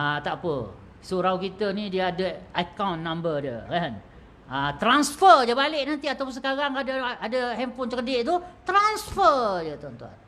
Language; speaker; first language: Malay; native; Malay